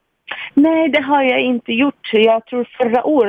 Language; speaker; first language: Swedish; non-native, fluent; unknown